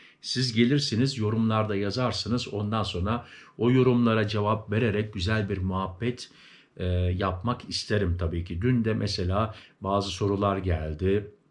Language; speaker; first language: Turkish; early bilingual, heritage; Turkish